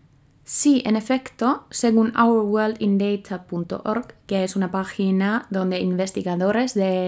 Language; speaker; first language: Spanish; non-native, fluent; Finnish